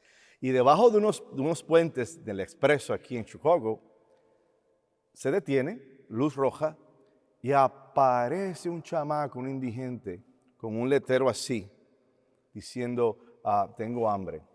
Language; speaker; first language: Spanish; native; Spanish